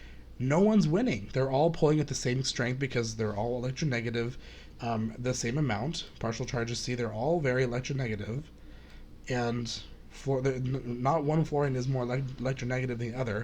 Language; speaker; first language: English; native; English